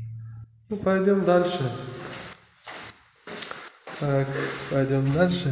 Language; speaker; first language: Russian; non-native, learner; Uzbek